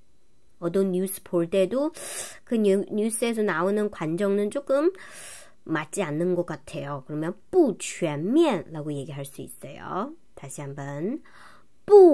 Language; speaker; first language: Korean; non-native, fluent; Chinese